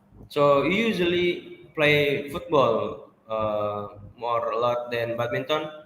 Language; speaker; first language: English; non-native, learner; Indonesian